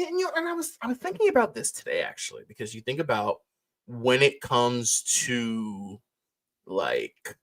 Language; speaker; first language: English; native; English